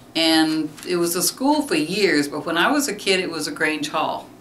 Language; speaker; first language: English; native; English